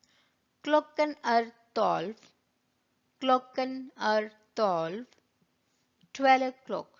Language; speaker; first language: Swedish; non-native, learner; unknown